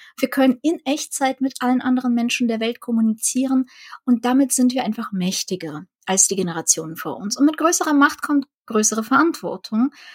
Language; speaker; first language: German; early bilingual, other home language; Russian